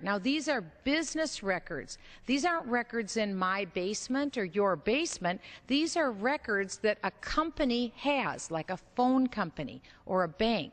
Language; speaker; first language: English; native; English